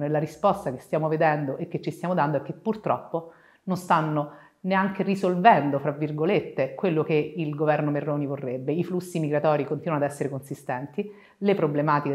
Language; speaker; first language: Italian; native; Italian